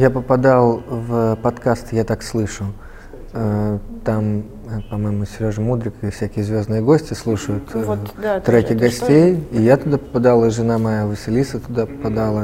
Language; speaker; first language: Russian; native; Russian